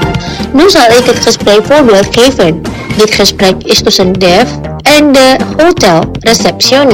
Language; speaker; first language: Dutch; non-native, learner; Indonesian